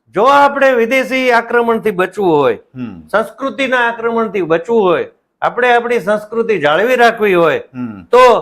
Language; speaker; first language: Gujarati; native; Gujarati